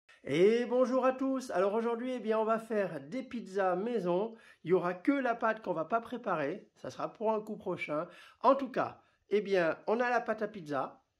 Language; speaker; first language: French; native; French